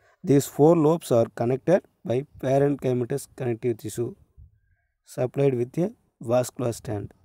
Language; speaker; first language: English; non-native, local second language; Tamil